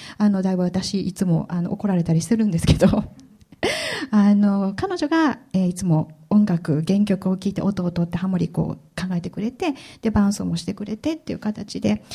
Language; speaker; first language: Japanese; native; Japanese